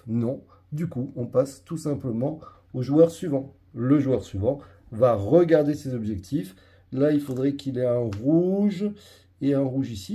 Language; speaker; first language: French; native; French